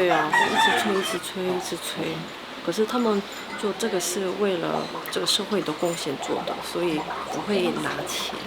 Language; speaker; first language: Chinese; non-native, fluent; Korean